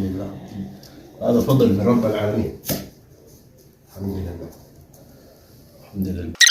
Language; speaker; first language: Arabic; non-native, learner; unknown